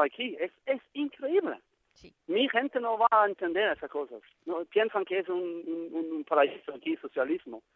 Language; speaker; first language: Spanish; non-native, learner; Norwegian